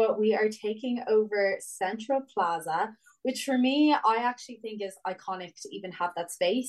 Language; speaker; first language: English; native; English